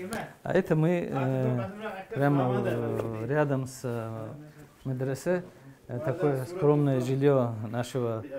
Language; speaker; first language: Russian; native; Russian